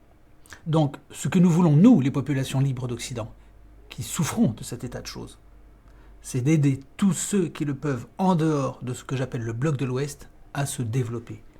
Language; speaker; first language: French; native; French